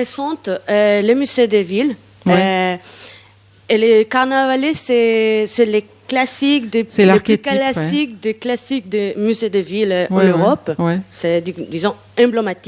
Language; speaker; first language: French; non-native, fluent; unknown